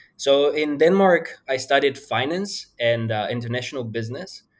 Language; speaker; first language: English; non-native, fluent; Bulgarian